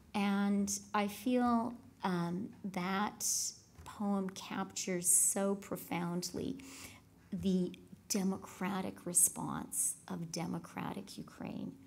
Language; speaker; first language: English; native; English